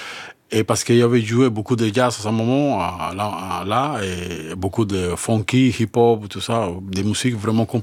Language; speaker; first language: French; non-native, learner; Spanish